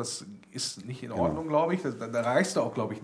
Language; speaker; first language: German; native; German